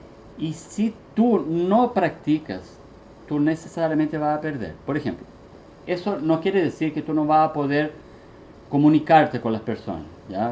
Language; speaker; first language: Spanish; early bilingual, heritage; Spanish